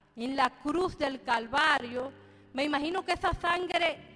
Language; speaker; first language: Spanish; native; Spanish